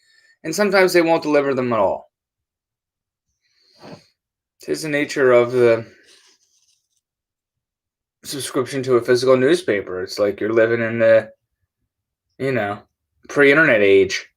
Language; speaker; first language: English; native; English